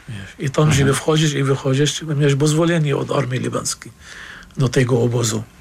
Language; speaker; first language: Polish; non-native, fluent; Arabic